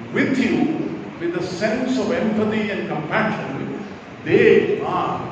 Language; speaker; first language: English; non-native, local second language; Malayalam